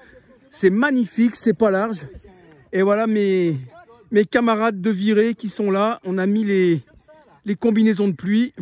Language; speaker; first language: French; native; French